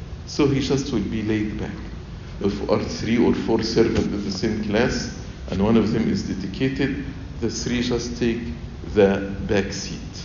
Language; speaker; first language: English; non-native, fluent; Arabic